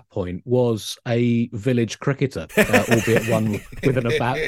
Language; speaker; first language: English; native; English